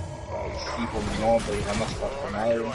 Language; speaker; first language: French; native; French